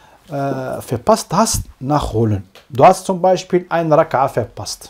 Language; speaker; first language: German; non-native, fluent; Arabic